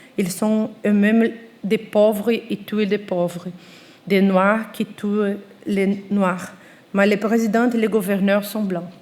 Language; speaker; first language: French; non-native, fluent; Portuguese